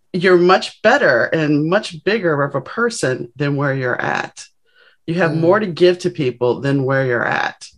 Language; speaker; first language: English; native; English